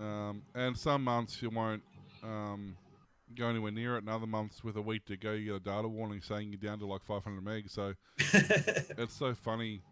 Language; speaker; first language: English; native; English